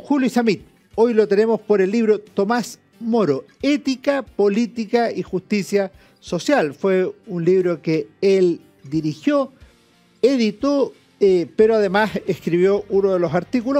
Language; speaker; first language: Spanish; native; Spanish